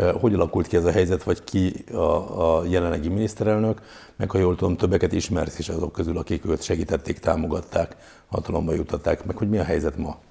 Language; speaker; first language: Hungarian; native; Hungarian